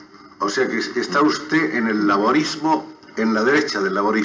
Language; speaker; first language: Spanish; native; Spanish